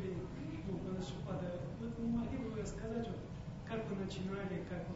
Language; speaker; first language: Russian; native; Russian